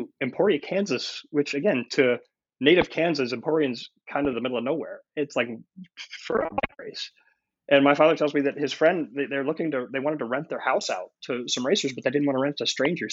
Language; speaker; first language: English; native; English